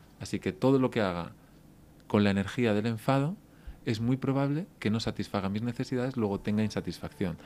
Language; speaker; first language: Spanish; native; Spanish